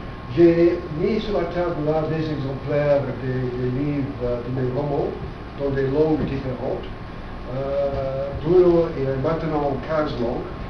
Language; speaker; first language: French; non-native, fluent; English